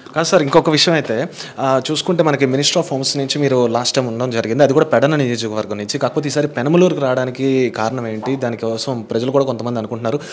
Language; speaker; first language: Telugu; native; Telugu